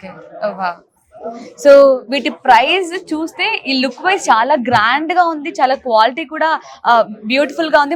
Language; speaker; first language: Telugu; native; Telugu